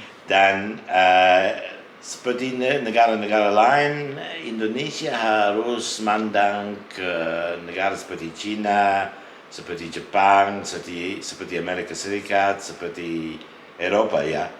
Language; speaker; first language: Indonesian; non-native, fluent; English